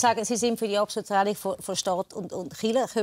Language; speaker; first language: German; native; German